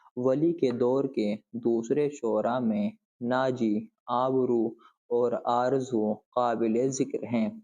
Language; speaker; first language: Urdu; native; Urdu